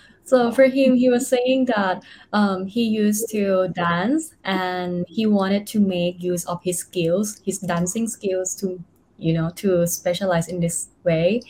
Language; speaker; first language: English; non-native, fluent; Thai